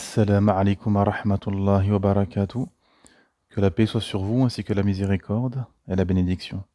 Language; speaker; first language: French; native; French